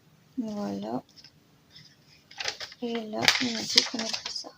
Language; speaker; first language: French; native; French